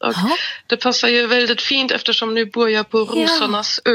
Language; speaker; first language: Swedish; non-native, fluent; German